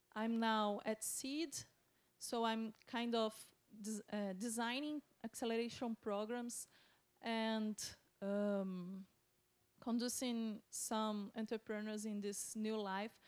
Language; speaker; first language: English; non-native, fluent; Portuguese